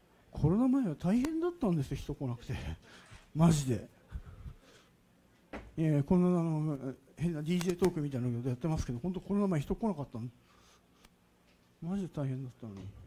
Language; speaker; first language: Japanese; native; Japanese